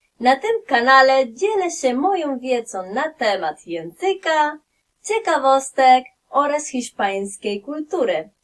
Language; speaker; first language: Polish; non-native, fluent; Spanish